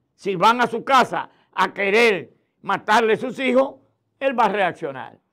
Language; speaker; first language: Spanish; native; Spanish